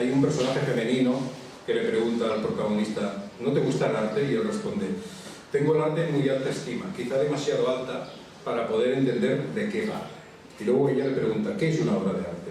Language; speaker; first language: Spanish; native; Spanish